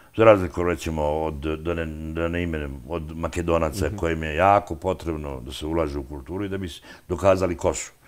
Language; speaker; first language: Serbian; non-native, local second language; Albanian